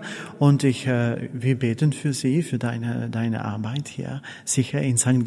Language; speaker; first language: German; non-native, learner; Dutch